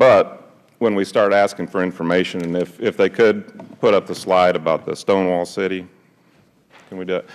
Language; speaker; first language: English; native; English